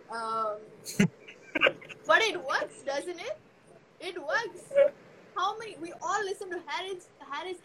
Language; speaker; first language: English; non-native, local second language; Tamil